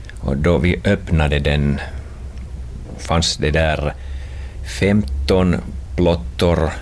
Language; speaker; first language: Swedish; non-native, local second language; Finnish